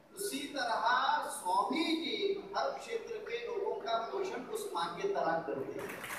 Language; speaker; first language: Hindi; non-native, local second language; Marathi